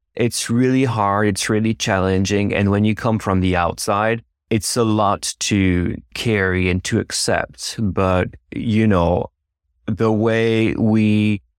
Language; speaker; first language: English; non-native, fluent; French